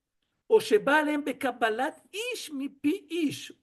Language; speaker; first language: Hebrew; non-native, fluent; French